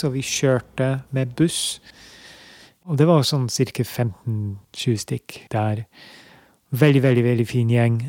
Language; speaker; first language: Norwegian; non-native, fluent; English